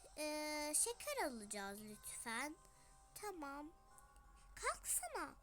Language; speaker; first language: Turkish; early bilingual, other home language; Arabic